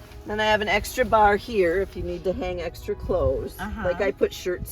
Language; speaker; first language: English; native; English